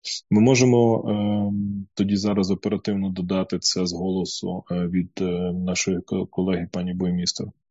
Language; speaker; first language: Ukrainian; native; Ukrainian